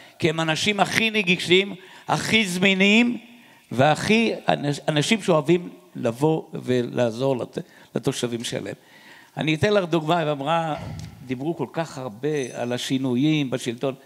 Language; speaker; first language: Hebrew; native; Hebrew